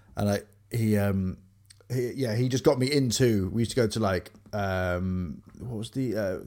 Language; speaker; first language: English; native; English